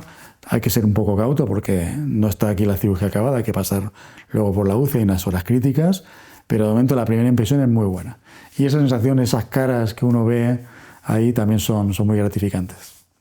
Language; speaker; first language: Spanish; native; Spanish